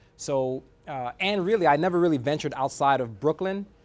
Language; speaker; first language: English; native; English